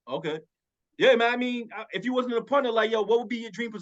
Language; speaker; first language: English; native; English